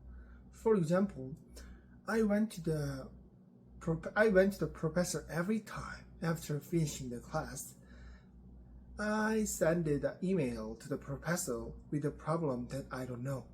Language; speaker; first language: English; non-native, learner; Korean